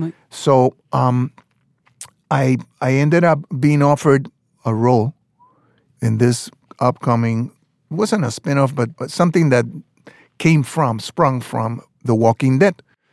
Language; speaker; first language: English; non-native, fluent; Spanish